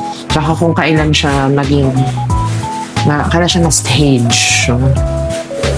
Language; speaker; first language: Filipino; native; Filipino